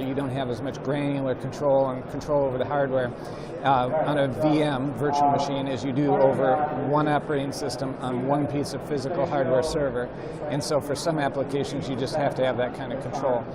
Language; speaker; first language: English; native; English